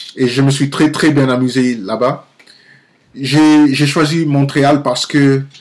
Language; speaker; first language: French; non-native, learner; English